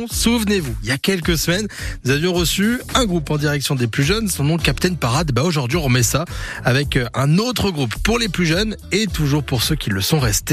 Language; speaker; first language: French; native; French